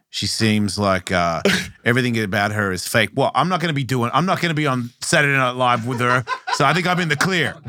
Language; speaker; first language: English; native; English